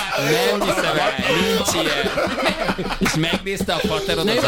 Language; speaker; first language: Hungarian; native; Hungarian